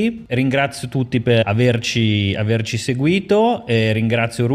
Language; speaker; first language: Italian; native; Italian